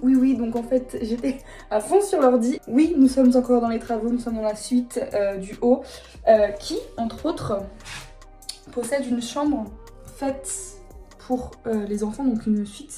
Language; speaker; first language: French; native; French